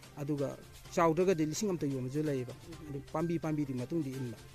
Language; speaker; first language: Manipuri; native; Manipuri